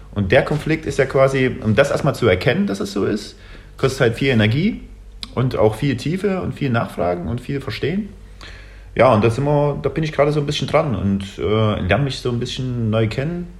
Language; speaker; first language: German; early bilingual, other home language; Russian